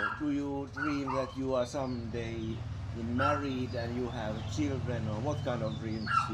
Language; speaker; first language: English; non-native, fluent; Finnish